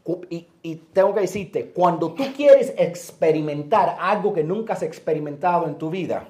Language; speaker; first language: Spanish; native; Spanish